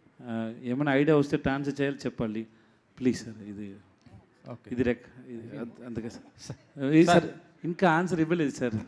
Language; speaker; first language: Telugu; non-native, learner; Tamil